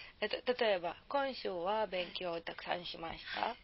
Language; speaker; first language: Japanese; non-native, learner; Serbian